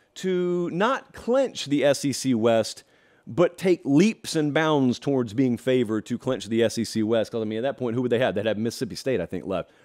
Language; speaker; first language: English; native; English